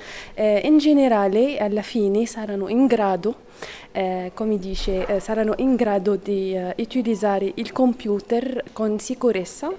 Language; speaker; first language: Italian; non-native, fluent; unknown